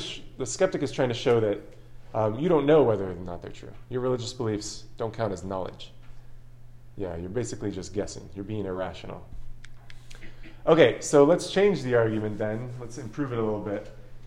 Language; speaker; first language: English; native; English